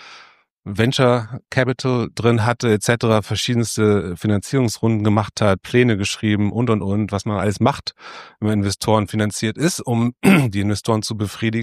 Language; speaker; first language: German; native; German